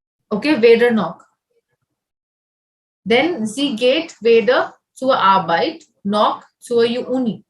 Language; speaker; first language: German; non-native, fluent; Hindi